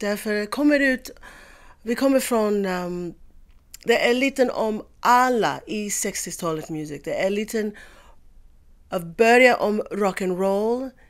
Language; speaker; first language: Swedish; non-native, learner; English